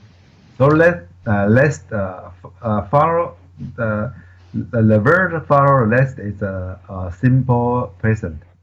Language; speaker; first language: English; non-native, learner; Chinese